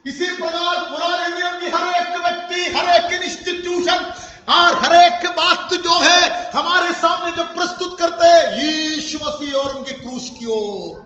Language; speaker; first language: Hindi; non-native, local second language; Malayalam